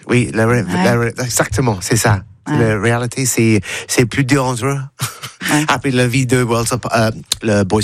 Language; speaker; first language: French; non-native, learner; English